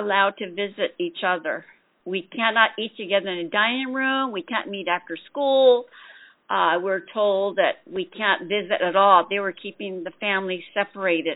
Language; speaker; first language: English; early bilingual, other home language; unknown